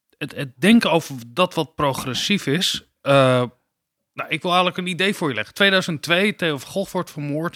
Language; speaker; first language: Dutch; native; Dutch